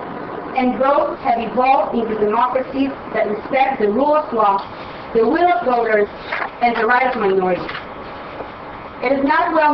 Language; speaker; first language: English; non-native, fluent; Hebrew